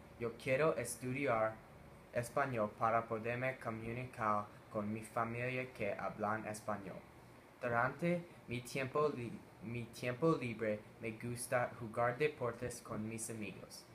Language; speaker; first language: Spanish; early bilingual, heritage; English